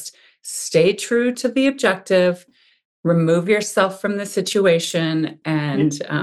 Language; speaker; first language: English; native; English